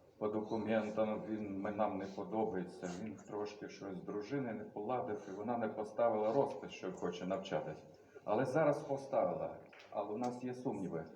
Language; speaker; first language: Ukrainian; native; Ukrainian